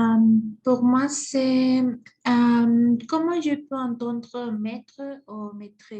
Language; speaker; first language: French; non-native, learner; Spanish